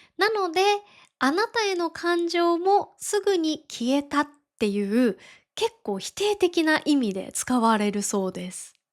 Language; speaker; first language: Japanese; native; Japanese